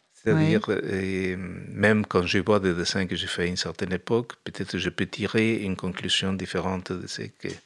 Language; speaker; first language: French; non-native, fluent; Spanish